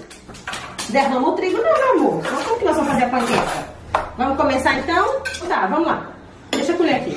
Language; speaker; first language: Portuguese; native; Portuguese